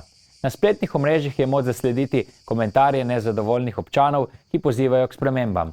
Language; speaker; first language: Slovenian; native; Slovenian